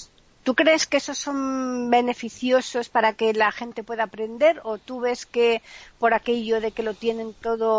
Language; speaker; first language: Spanish; native; Spanish